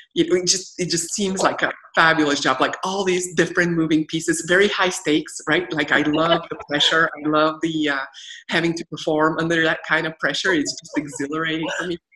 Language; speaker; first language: English; non-native, fluent; Bulgarian